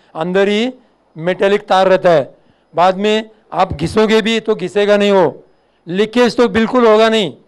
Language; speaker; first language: Hindi; non-native, local second language; Marathi